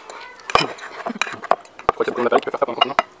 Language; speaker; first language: French; native; French